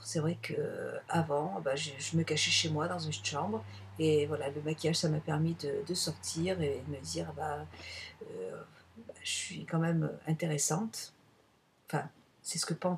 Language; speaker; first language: French; native; French